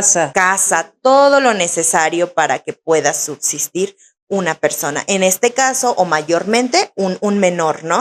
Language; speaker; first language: Spanish; native; Spanish